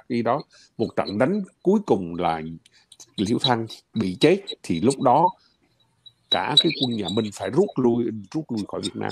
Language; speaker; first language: Vietnamese; native; Vietnamese